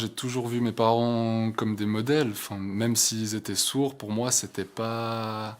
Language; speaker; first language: French; non-native, local second language; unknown